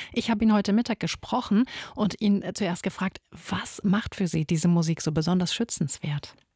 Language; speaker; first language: German; native; German